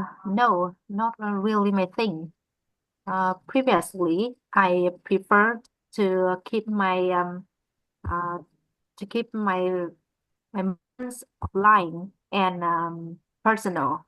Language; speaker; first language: English; non-native, learner; Vietnamese